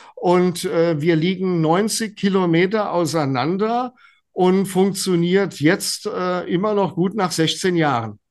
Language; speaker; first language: German; native; German